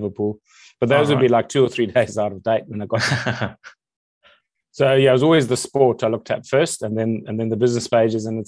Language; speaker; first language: English; native; English